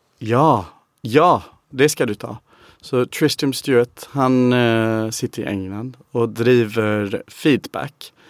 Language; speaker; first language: Swedish; non-native, fluent; English